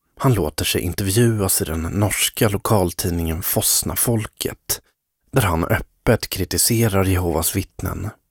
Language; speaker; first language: Swedish; native; Swedish